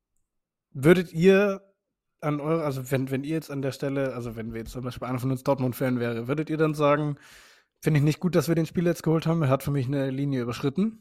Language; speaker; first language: German; native; German